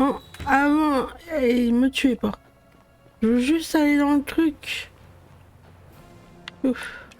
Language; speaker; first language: French; native; French